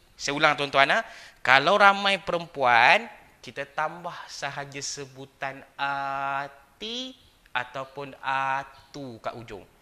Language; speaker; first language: Malay; native; Malay